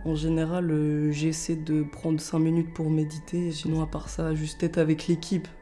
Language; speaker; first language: French; native; French